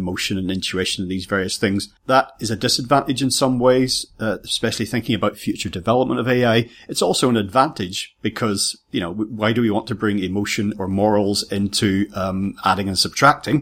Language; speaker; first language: English; native; English